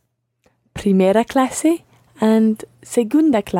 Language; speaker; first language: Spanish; non-native, learner; English